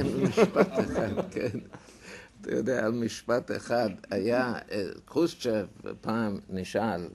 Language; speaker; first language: Hebrew; non-native, fluent; German